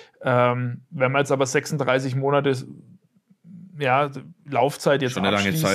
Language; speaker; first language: German; native; German